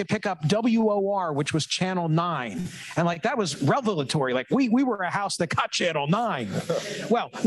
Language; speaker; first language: English; native; English